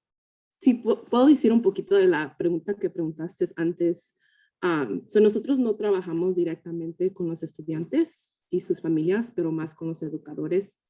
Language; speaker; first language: Spanish; early bilingual, heritage; Spanish